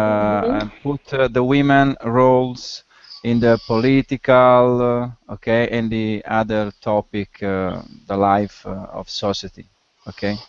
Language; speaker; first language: English; non-native, learner; Italian